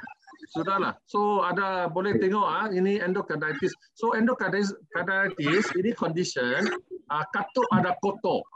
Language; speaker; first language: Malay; non-native, learner; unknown